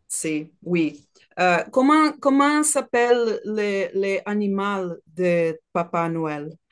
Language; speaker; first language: French; non-native, learner; Portuguese